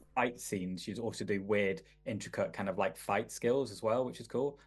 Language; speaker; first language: English; native; English